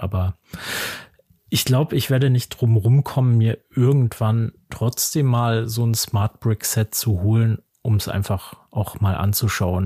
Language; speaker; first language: German; native; German